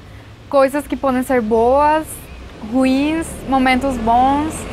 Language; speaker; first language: Portuguese; non-native, fluent; Spanish